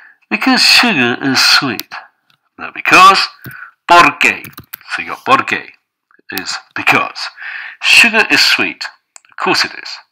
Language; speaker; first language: English; native; English